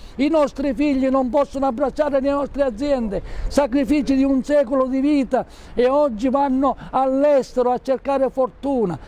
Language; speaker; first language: Italian; native; Italian